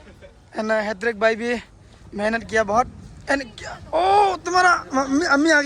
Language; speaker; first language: Hindi; non-native, local second language; Bangla